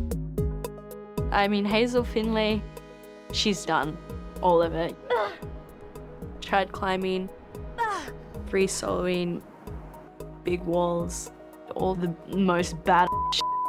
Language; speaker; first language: English; native; English